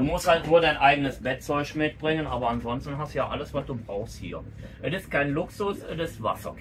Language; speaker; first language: German; native; German